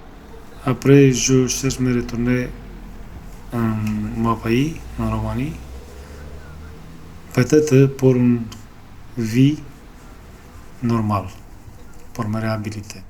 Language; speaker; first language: French; non-native, learner; Romanian